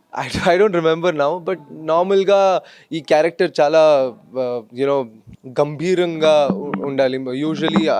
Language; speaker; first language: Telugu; non-native, local second language; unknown